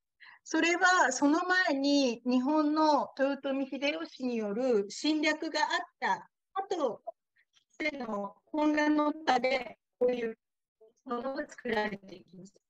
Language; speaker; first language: Japanese; native; Japanese